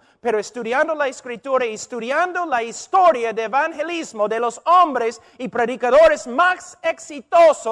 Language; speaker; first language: Spanish; non-native, fluent; English